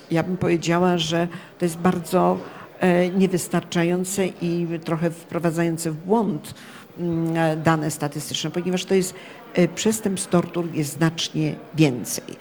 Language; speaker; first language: Polish; native; Polish